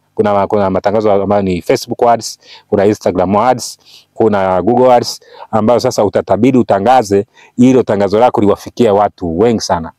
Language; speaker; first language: Swahili; native; Swahili